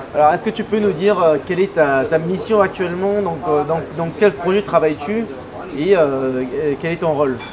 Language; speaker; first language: French; native; French